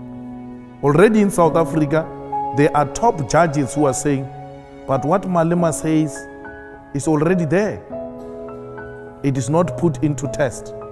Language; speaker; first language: English; non-native, local second language; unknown